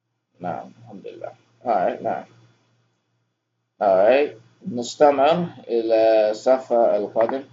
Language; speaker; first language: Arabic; non-native, fluent; English